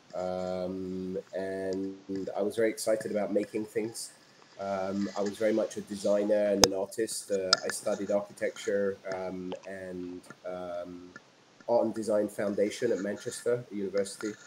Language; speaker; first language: English; native; English